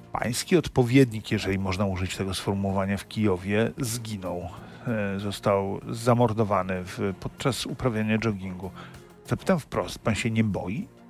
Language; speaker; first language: Polish; native; Polish